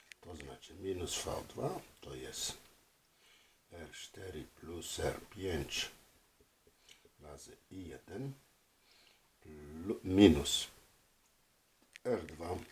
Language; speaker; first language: Polish; non-native, fluent; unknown